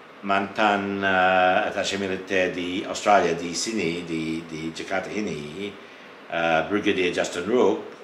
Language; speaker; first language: Indonesian; non-native, fluent; English